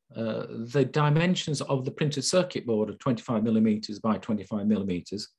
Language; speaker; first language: English; native; English